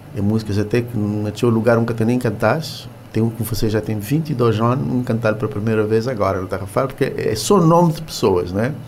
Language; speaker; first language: Portuguese; non-native, local second language; Kabuverdianu